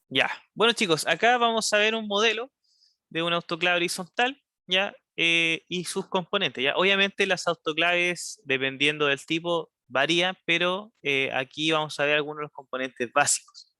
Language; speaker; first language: Spanish; native; Spanish